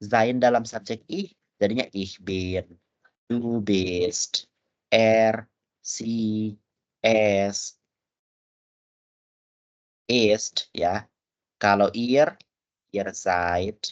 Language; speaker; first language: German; non-native, fluent; Indonesian